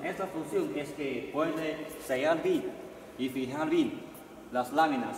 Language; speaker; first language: Spanish; non-native, learner; Chinese